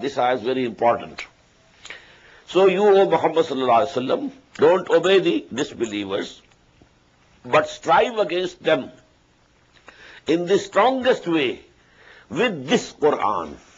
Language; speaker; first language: English; non-native, local second language; Urdu